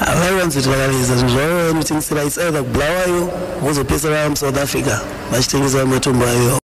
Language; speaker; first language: Shona; early bilingual, other home language; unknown